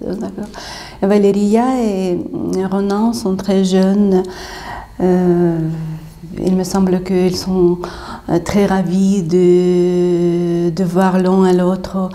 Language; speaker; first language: French; non-native, fluent; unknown